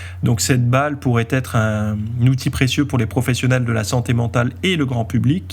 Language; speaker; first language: French; native; French